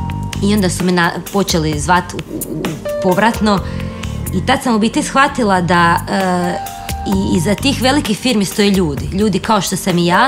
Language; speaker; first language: Croatian; native; Croatian